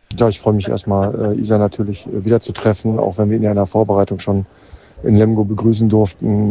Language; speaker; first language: German; native; German